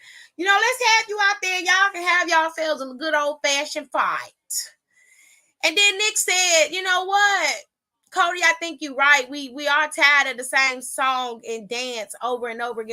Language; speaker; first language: English; native; English